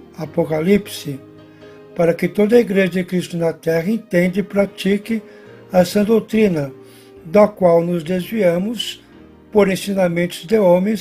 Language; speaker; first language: Portuguese; native; Portuguese